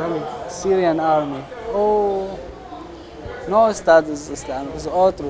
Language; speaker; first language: Portuguese; non-native, local second language; Arabic